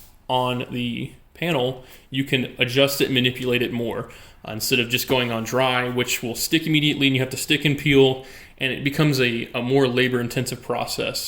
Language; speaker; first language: English; native; English